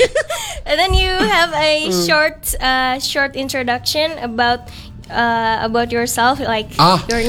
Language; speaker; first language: English; non-native, fluent; Indonesian